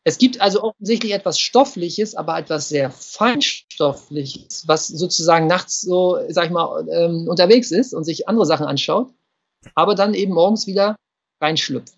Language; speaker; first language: German; native; German